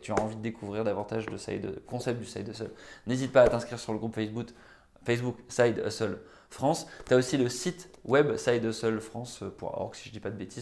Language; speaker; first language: French; native; French